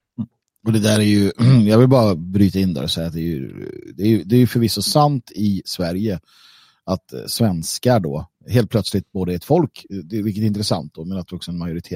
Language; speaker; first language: Swedish; native; Swedish